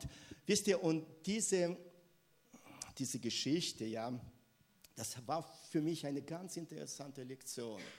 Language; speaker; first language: German; non-native, fluent; Russian